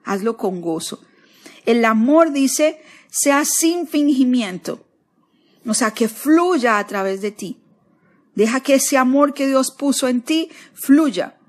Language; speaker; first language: Spanish; native; Spanish